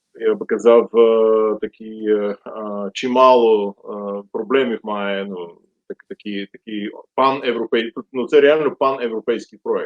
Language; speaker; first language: Ukrainian; non-native, fluent; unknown